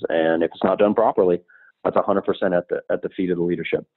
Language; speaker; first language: English; native; English